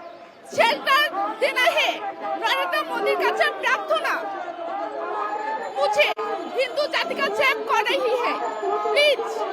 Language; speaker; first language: Hindi; non-native, local second language; Bangla